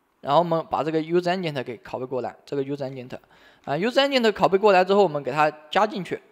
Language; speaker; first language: Chinese; native; Chinese